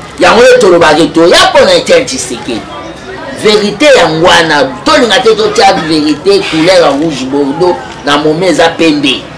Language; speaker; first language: Lingala; native; Lingala